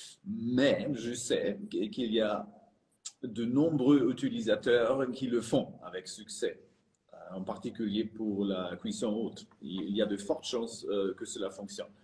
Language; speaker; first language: French; non-native, fluent; German